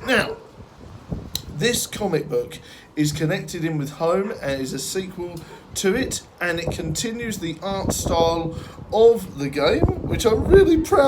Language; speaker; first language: English; native; English